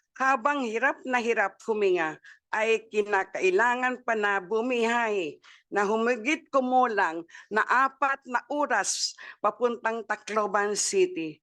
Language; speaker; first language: English; non-native, local second language; Waray